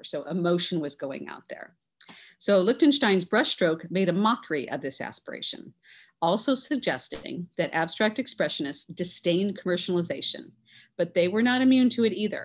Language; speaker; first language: English; native; English